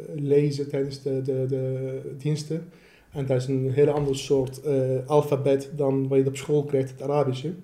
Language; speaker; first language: Dutch; early bilingual, other home language; Arabic